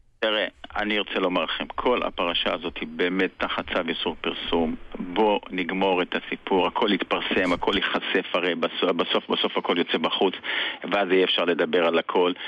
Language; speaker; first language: Hebrew; native; Hebrew